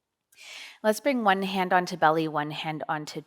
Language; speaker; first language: English; native; English